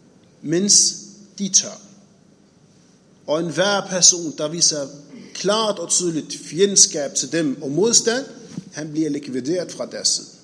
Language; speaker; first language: Danish; non-native, fluent; Arabic